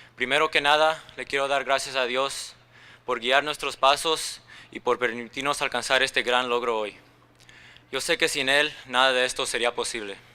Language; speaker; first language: Spanish; early bilingual, other home language; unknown